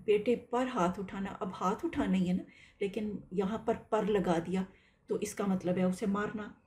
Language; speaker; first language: Urdu; native; Urdu